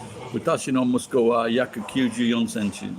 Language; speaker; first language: Japanese; non-native, learner; English